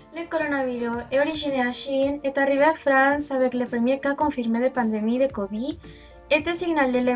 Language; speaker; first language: French; non-native, learner; Spanish